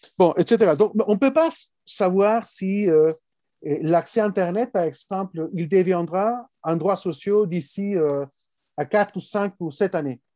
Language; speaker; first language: French; non-native, fluent; Spanish